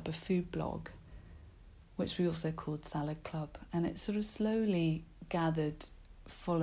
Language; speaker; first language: English; native; English